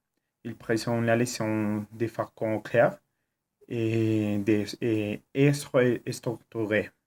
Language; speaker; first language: French; non-native, learner; Spanish